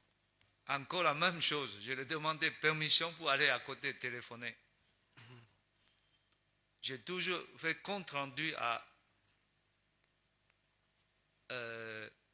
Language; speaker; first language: French; non-native, learner; Chinese